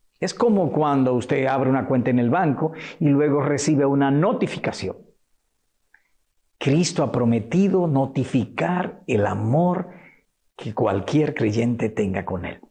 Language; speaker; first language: Spanish; native; Spanish